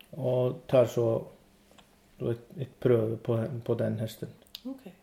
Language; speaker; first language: Swedish; non-native, learner; Icelandic